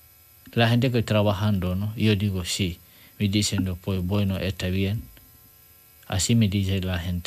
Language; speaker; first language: Spanish; non-native, learner; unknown